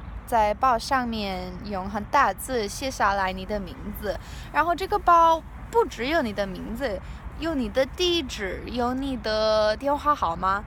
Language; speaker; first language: Chinese; non-native, learner; English